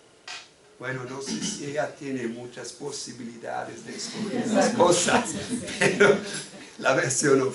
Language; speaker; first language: Spanish; non-native, fluent; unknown